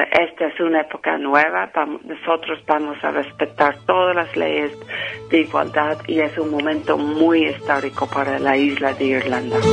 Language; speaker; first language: Spanish; non-native, fluent; English